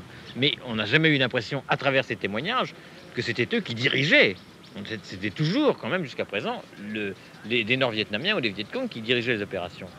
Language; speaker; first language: French; native; French